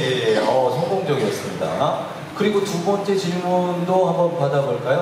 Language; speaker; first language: Korean; native; Korean